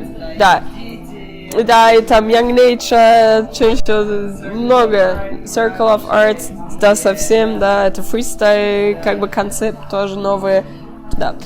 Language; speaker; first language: Russian; early bilingual, heritage; Russian